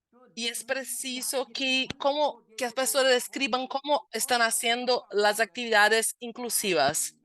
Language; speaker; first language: Spanish; non-native, fluent; Portuguese